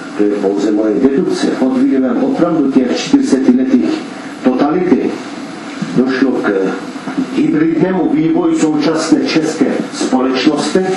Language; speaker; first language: Czech; non-native, fluent; Kurdish